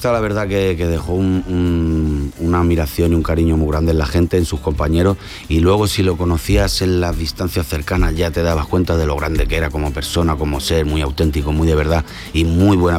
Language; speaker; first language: Spanish; native; Spanish